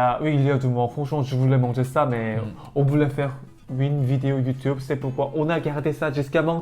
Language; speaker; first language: French; non-native, learner; Korean